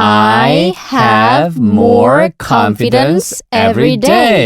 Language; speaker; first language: English; non-native, learner; Korean